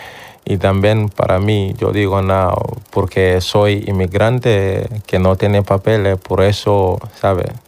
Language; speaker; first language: Spanish; non-native, learner; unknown